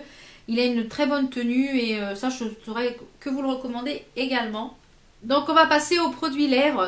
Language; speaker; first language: French; native; French